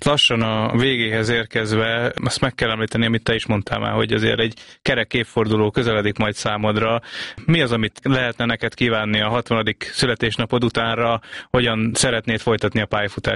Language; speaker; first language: Hungarian; native; Hungarian